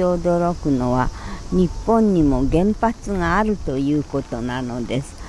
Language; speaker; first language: Japanese; native; Japanese